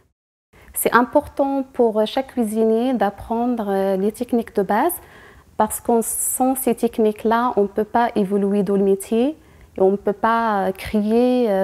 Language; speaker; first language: French; non-native, fluent; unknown